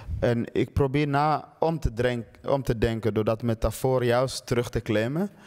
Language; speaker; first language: Dutch; early bilingual, other home language; Swahili